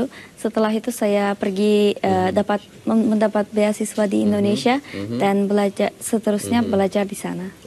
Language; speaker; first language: Indonesian; non-native, fluent; Uzbek